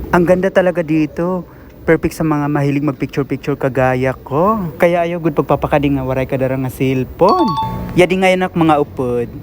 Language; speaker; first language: Filipino; non-native, local second language; Waray